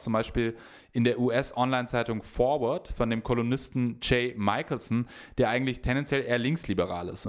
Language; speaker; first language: German; native; German